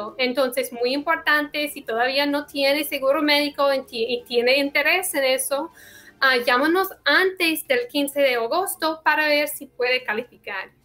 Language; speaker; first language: Spanish; non-native, fluent; English